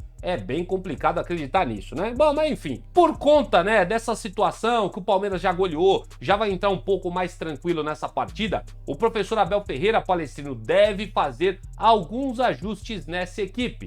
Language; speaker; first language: Portuguese; native; Portuguese